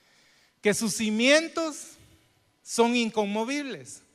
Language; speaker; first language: Spanish; native; Spanish